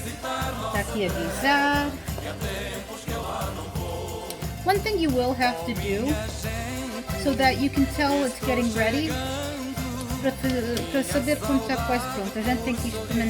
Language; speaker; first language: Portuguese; early bilingual, heritage; Portuguese